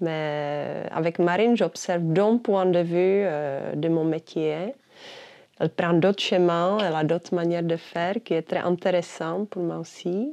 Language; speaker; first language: French; non-native, fluent; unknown